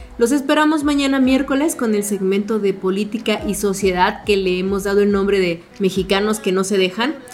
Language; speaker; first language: Spanish; native; Spanish